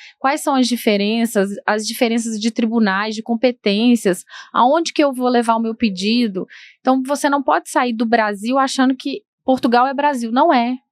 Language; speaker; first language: Portuguese; native; Portuguese